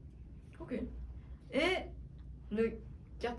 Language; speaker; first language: French; non-native, learner; Korean